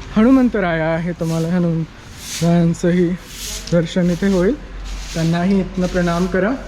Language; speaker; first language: Marathi; native; Marathi